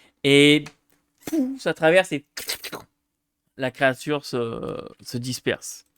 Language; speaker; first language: French; native; French